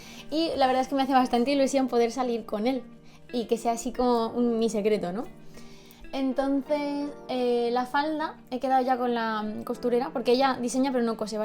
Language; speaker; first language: Spanish; native; Spanish